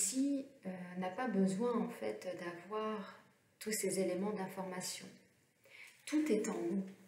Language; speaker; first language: French; native; French